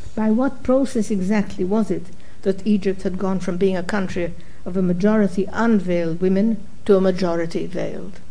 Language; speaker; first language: English; non-native, fluent; Arabic